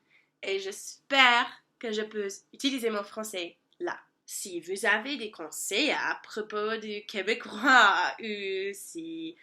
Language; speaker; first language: French; non-native, learner; English